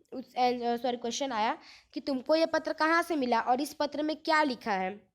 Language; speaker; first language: Hindi; non-native, local second language; Gujarati